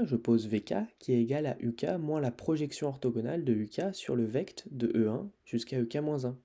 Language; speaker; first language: French; native; French